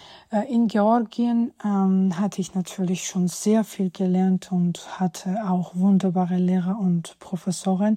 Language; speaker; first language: German; non-native, fluent; Georgian